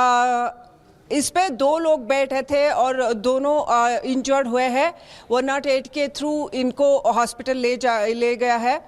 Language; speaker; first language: Hindi; non-native, local second language; Kannada